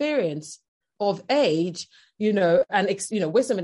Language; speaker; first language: English; non-native, local second language; Yoruba